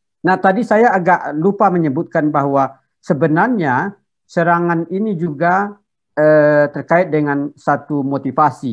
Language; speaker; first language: Indonesian; non-native, local second language; Minangkabau